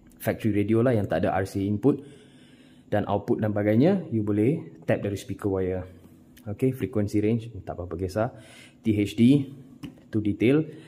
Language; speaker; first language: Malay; non-native, local second language; Tamil